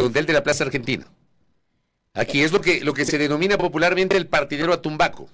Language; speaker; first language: Spanish; native; Spanish